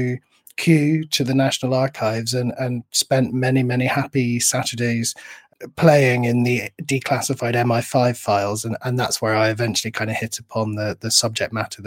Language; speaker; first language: English; native; English